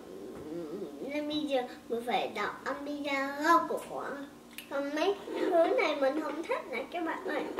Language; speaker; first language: Vietnamese; early bilingual, heritage; Vietnamese